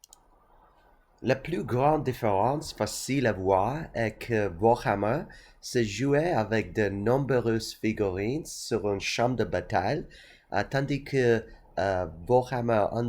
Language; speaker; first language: French; non-native, learner; English